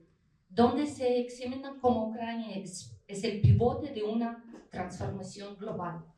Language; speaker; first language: Spanish; non-native, fluent; Ukrainian